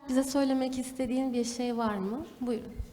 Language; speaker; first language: Turkish; native; Turkish